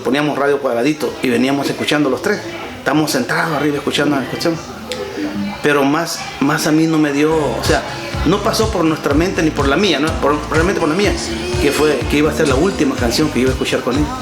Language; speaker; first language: Spanish; native; Spanish